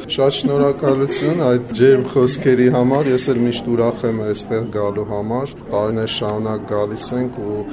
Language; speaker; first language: Armenian; native; Armenian